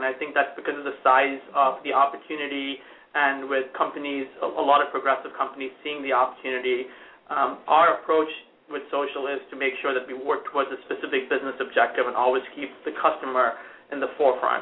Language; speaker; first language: English; non-native, local second language; Hindi